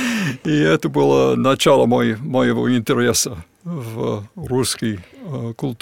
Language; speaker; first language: Russian; non-native, fluent; English